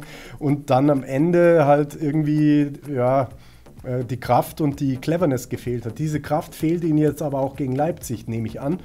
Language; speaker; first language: German; native; German